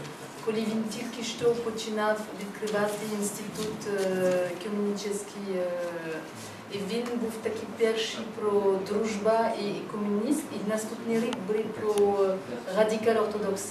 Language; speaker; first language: Ukrainian; non-native, learner; French